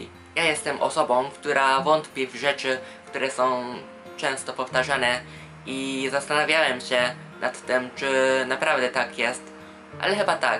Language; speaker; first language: Polish; non-native, fluent; Japanese